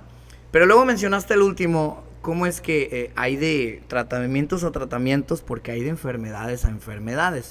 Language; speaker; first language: Spanish; native; Spanish